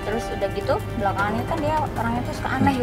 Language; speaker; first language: Indonesian; native; Indonesian